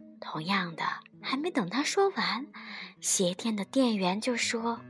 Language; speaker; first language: Chinese; native; Chinese